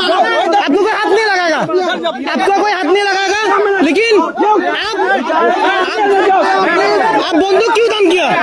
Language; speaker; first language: Hindi; non-native, learner; Bangla